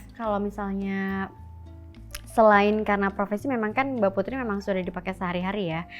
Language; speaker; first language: Indonesian; native; Indonesian